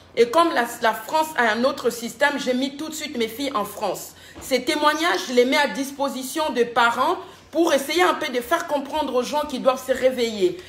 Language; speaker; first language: French; non-native, local second language; Lingala